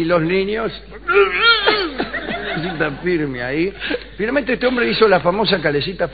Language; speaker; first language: Spanish; native; Spanish